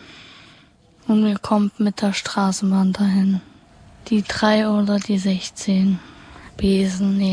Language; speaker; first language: German; native; German